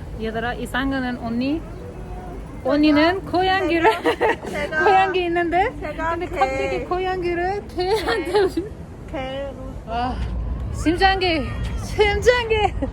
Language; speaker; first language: Korean; non-native, learner; Persian